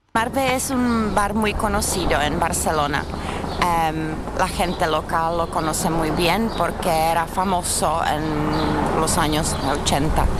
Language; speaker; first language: Spanish; non-native, learner; Czech